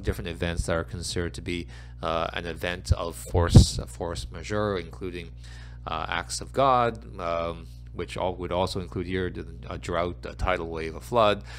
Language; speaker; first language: English; native; English